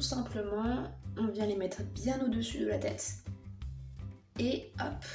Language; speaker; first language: French; native; French